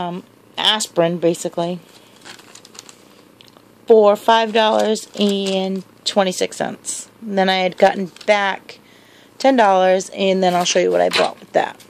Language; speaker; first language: English; native; English